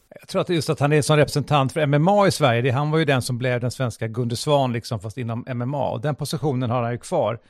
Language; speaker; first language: Swedish; native; Swedish